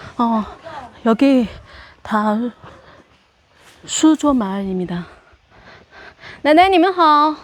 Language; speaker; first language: Chinese; native; Chinese